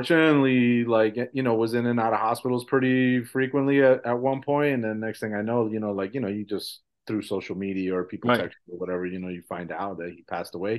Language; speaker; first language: English; early bilingual, other home language; Spanish